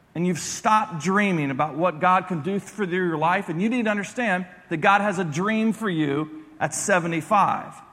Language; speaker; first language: English; native; English